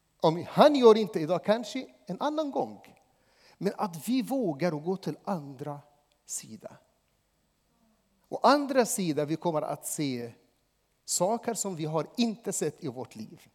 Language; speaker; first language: Swedish; non-native, fluent; Arabic